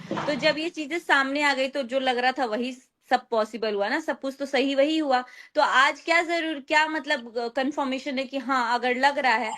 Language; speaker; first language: Hindi; native; Hindi